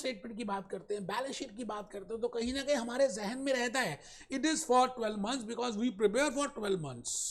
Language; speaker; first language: Hindi; native; Hindi